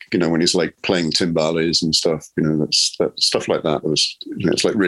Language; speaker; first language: English; native; English